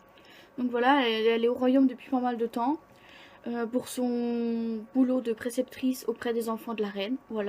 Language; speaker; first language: French; native; French